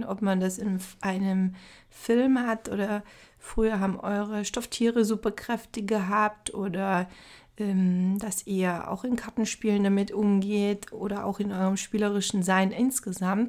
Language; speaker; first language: German; native; German